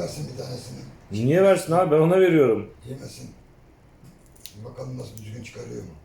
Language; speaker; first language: Turkish; native; Turkish